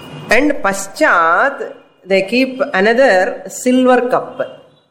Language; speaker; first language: English; non-native, local second language; Tamil